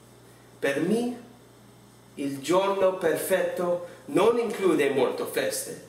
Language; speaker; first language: Italian; non-native, learner; English